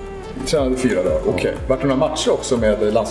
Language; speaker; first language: Swedish; native; Swedish